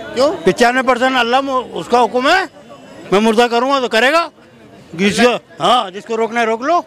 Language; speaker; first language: Hindi; native; Hindi